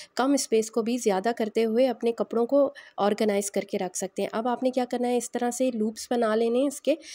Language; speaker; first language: Hindi; native; Hindi